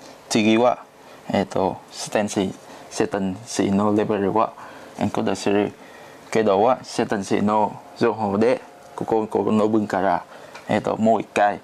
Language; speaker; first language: Japanese; non-native, learner; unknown